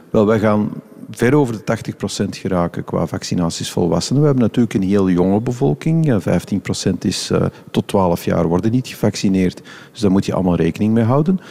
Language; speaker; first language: Dutch; native; Dutch